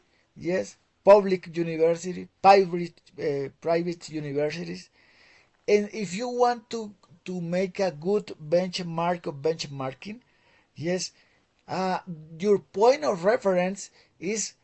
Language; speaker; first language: English; non-native, fluent; Spanish